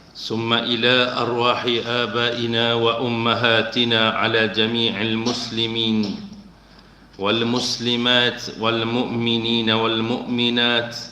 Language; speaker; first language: Arabic; non-native, fluent; Malay